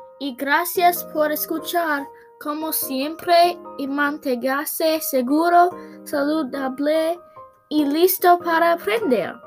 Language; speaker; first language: Spanish; non-native, learner; English